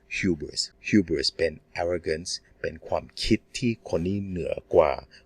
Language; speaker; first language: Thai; non-native, fluent; English